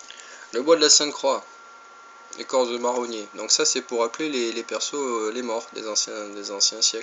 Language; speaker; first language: French; native; French